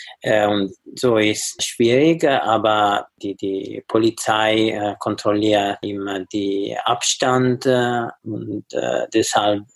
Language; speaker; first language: German; non-native, learner; Italian